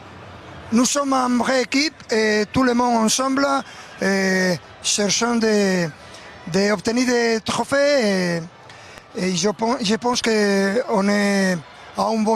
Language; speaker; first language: French; non-native, learner; Spanish